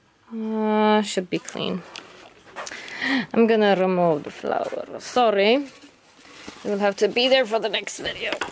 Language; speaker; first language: English; non-native, fluent; Swedish